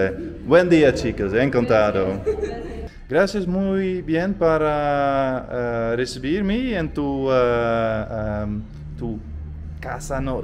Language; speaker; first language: Spanish; non-native, learner; Dutch